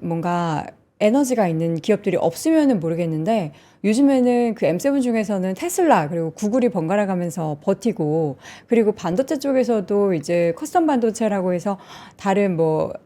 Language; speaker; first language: Korean; native; Korean